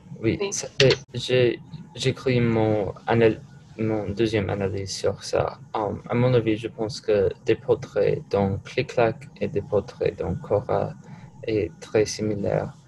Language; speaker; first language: French; non-native, learner; English